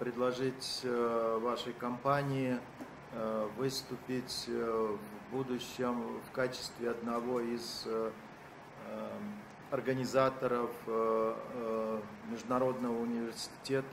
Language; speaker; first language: Russian; native; Russian